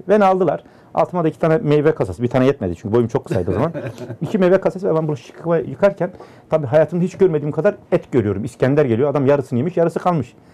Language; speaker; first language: Turkish; native; Turkish